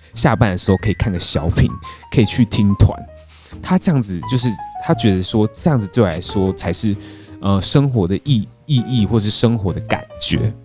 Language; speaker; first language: Chinese; native; Chinese